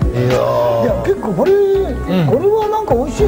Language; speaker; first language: Japanese; native; Japanese